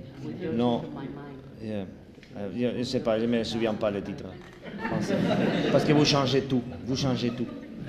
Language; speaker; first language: French; non-native, learner; Spanish